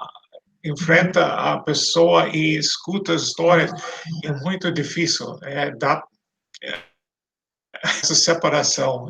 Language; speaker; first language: Portuguese; non-native, fluent; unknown